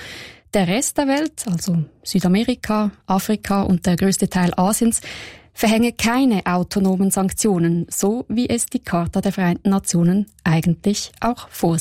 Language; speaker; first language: German; native; German